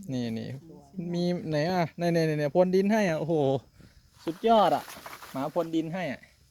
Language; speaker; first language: Thai; native; Thai